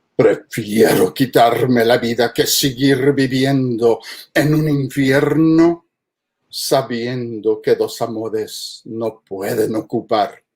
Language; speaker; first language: Spanish; early bilingual, heritage; Spanish